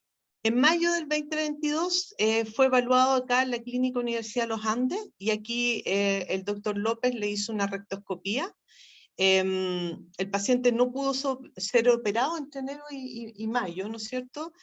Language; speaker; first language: Spanish; native; Spanish